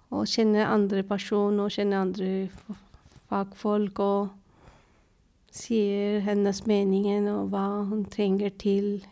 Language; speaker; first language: Norwegian; non-native, fluent; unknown